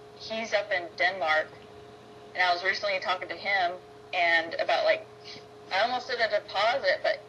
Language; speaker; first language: English; native; English